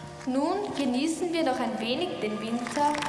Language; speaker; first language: German; native; German